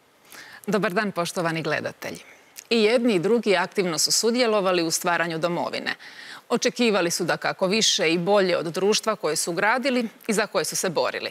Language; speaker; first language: Croatian; native; Croatian